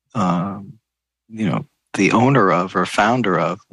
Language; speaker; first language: English; native; English